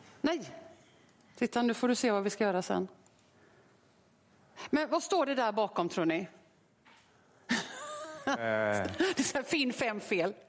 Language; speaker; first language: Swedish; native; Swedish